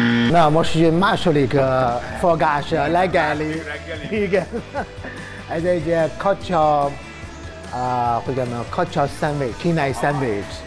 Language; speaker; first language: Hungarian; non-native, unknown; Chinese